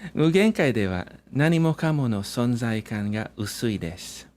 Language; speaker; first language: Japanese; non-native, fluent; English